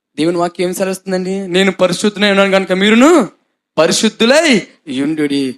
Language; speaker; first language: Telugu; non-native, local second language; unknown